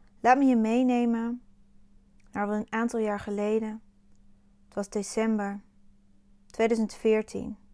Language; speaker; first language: Dutch; native; Dutch